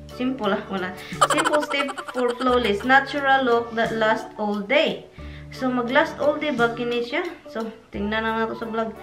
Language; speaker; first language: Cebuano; native; Cebuano